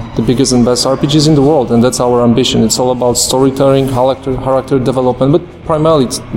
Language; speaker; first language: English; non-native, fluent; Polish